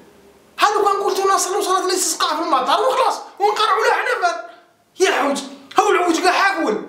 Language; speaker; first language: Arabic; native; Arabic